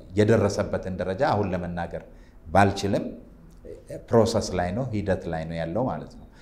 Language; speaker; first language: Amharic; native; Amharic